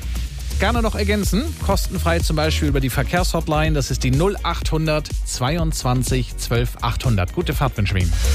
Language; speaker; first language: German; native; German